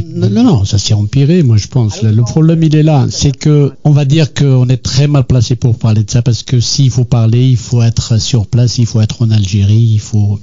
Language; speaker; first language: French; non-native, local second language; Kabyle